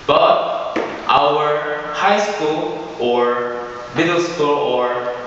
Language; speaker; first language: English; non-native, learner; Korean